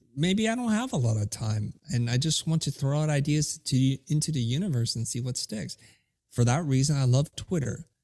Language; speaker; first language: English; early bilingual, other home language; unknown